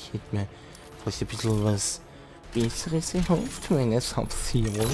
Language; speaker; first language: German; native; German